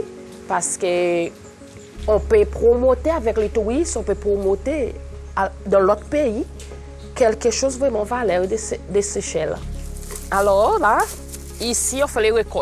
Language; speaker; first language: French; non-native, local second language; Seselwa Creole French